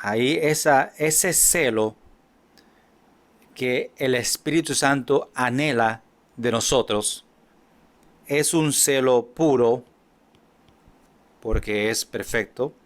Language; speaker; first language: Spanish; non-native, fluent; English